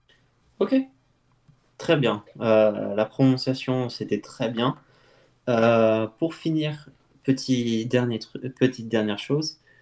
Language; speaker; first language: French; native; French